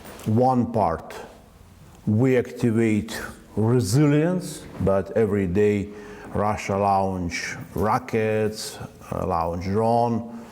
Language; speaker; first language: English; non-native, learner; Ukrainian